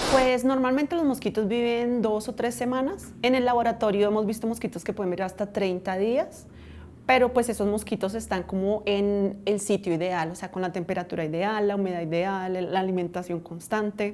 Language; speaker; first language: Spanish; native; Spanish